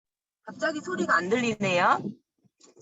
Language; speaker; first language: Korean; native; Korean